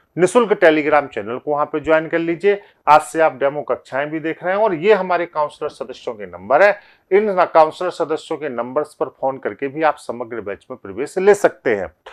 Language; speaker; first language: Hindi; native; Hindi